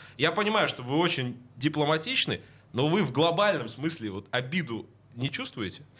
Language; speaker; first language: Russian; native; Russian